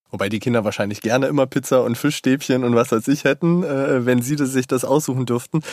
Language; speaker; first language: German; native; German